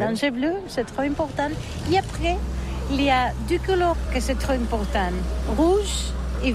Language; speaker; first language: French; non-native, learner; Catalan